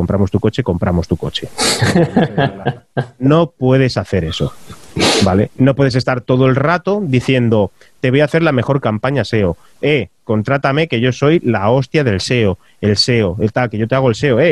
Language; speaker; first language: Spanish; native; Spanish